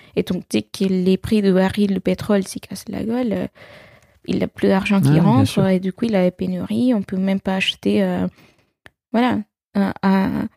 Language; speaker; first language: French; non-native, fluent; Spanish